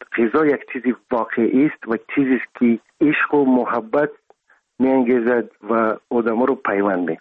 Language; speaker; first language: Persian; non-native, local second language; Russian